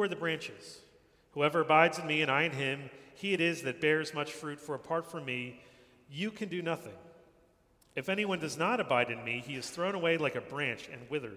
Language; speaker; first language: English; native; English